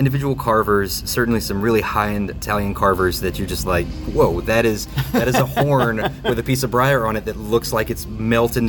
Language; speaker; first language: English; native; English